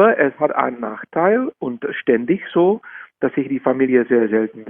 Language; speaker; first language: German; non-native, fluent; Czech